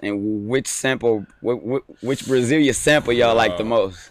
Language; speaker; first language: English; non-native, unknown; Portuguese